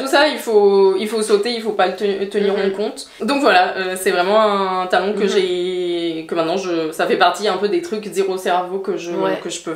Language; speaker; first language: French; native; French